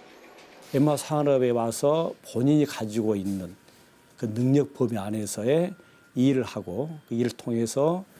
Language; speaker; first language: Korean; native; Korean